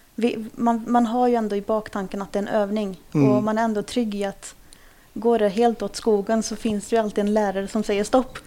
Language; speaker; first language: Swedish; early bilingual, other home language; Kurdish